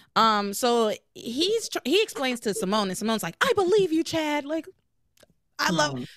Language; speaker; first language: English; native; English